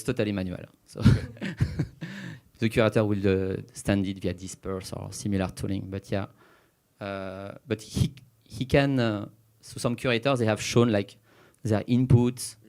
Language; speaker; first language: English; non-native, fluent; French